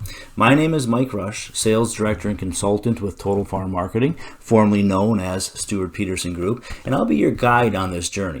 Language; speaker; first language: English; native; English